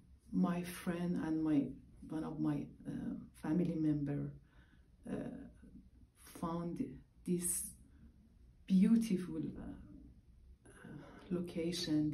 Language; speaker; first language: English; non-native, learner; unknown